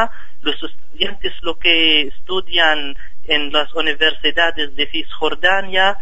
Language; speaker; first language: Spanish; non-native, fluent; Arabic